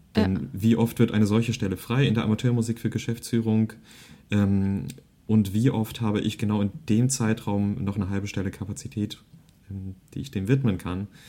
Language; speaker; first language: German; early bilingual, other home language; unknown